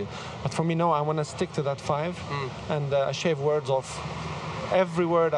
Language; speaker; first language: English; non-native, fluent; Arabic